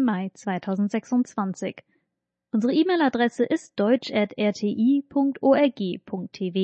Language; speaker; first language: German; native; German